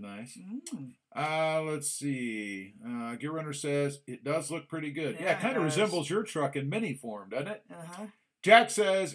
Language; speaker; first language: English; native; English